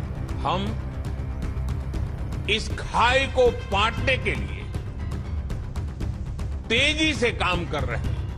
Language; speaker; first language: Hindi; non-native, local second language; Gujarati